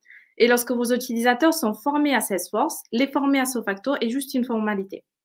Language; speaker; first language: French; native; French